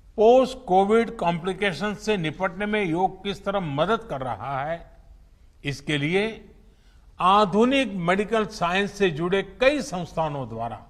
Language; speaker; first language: Hindi; native; Hindi